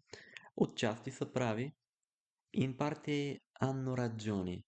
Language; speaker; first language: Italian; non-native, learner; Bulgarian